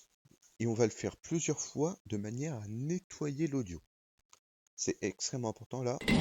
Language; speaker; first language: French; native; French